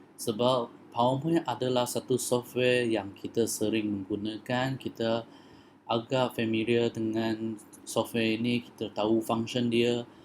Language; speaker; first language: Malay; non-native, local second language; Chinese